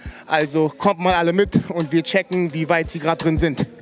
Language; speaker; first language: German; native; German